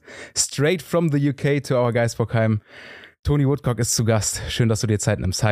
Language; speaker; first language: German; native; German